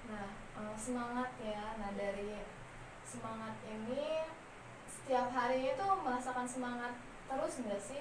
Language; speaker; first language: Indonesian; native; Indonesian